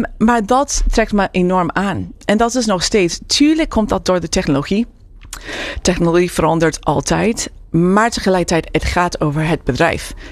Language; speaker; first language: Dutch; non-native, fluent; English